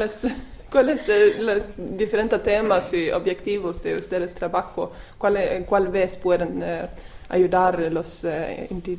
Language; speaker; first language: Spanish; non-native, learner; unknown